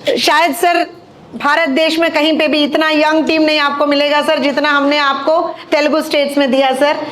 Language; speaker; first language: Hindi; non-native, local second language; Telugu